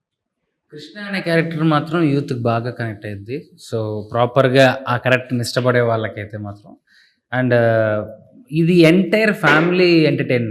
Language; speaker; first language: Telugu; native; Telugu